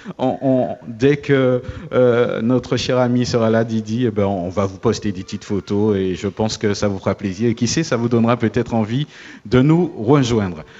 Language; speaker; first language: French; native; French